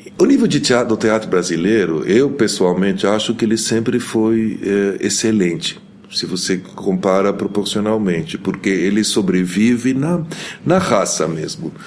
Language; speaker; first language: Portuguese; early bilingual, heritage; Portuguese